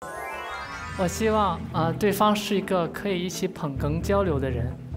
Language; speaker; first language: Chinese; native; Chinese